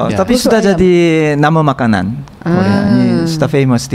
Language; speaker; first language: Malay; non-native, learner; Korean